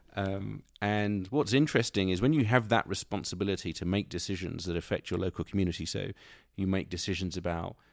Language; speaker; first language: English; native; English